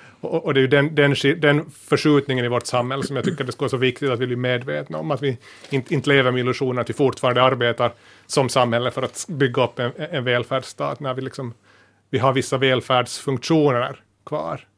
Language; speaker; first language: Swedish; native; Swedish